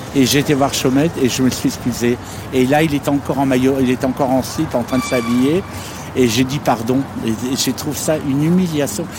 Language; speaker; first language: French; native; French